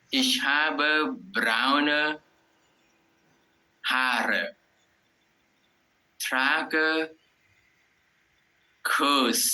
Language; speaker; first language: German; non-native, learner; Thai